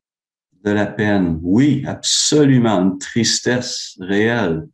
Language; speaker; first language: French; native; French